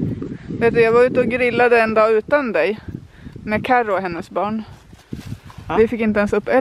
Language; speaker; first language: Swedish; native; Swedish